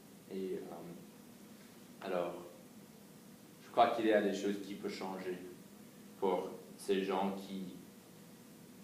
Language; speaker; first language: French; non-native, fluent; English